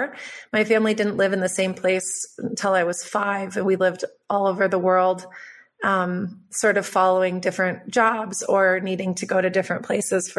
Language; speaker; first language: English; native; English